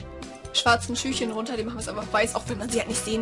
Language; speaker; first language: German; native; German